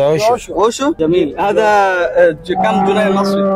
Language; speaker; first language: Arabic; non-native, learner; Bangla